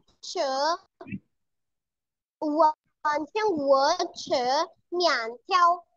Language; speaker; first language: Chinese; non-native, learner; Urdu